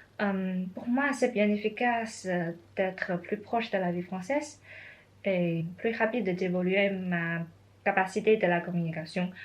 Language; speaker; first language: French; non-native, learner; Chinese